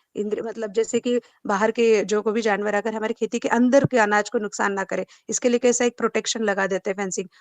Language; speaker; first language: Hindi; non-native, local second language; Marathi